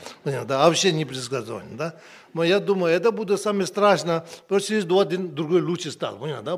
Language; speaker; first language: Russian; non-native, learner; Tibetan